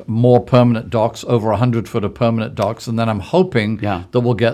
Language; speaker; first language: English; native; English